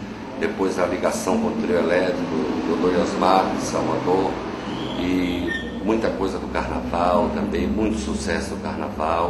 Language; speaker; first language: Portuguese; native; Portuguese